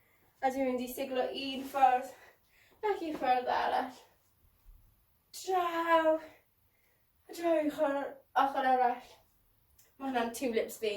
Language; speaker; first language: Welsh; non-native, local second language; English